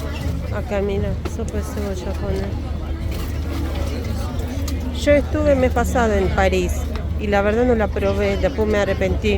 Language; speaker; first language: Spanish; non-native, fluent; Russian